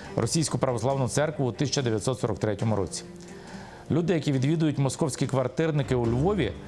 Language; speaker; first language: Ukrainian; native; Ukrainian